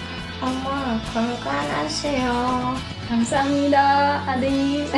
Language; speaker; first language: Korean; non-native, fluent; Russian